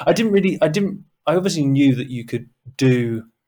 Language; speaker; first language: English; native; English